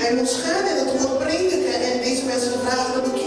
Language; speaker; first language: Dutch; non-native, local second language; Papiamento